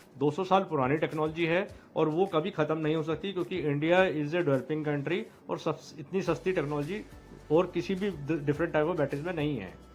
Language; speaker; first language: Hindi; native; Hindi